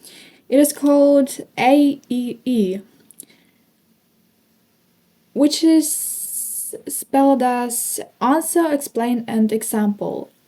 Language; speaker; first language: English; non-native, fluent; Ukrainian